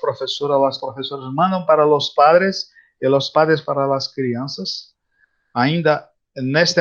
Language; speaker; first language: Spanish; non-native, learner; Portuguese